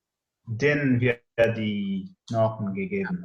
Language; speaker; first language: German; non-native, learner; English